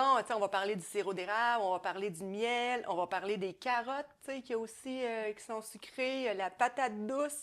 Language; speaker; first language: French; native; French